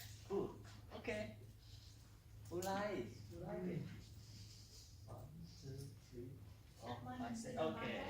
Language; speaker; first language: English; non-native, learner; Vietnamese